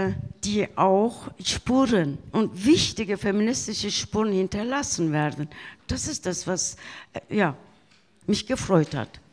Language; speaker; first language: German; non-native, fluent; Turkish